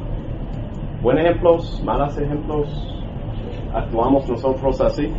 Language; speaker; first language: Spanish; non-native, learner; English